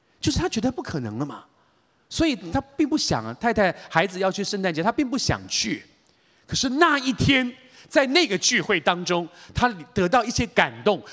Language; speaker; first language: Chinese; native; Chinese